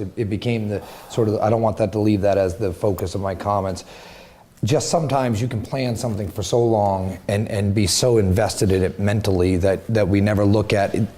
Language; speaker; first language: English; native; English